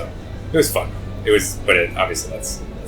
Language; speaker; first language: English; native; English